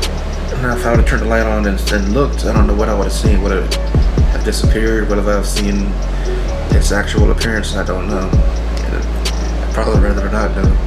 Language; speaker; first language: English; native; English